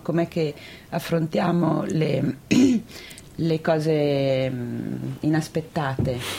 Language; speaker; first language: Italian; native; Italian